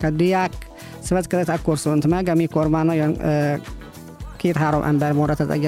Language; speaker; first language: Hungarian; non-native, fluent; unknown